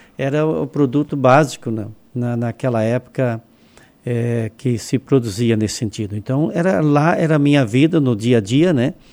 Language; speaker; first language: Portuguese; non-native, local second language; German